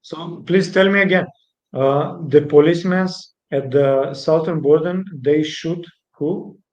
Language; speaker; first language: English; non-native, fluent; Romanian